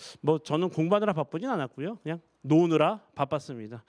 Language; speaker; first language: Korean; native; Korean